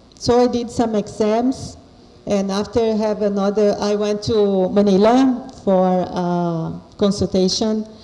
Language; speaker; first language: English; non-native, fluent; Portuguese